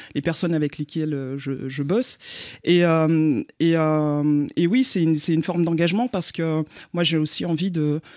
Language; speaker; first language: French; native; French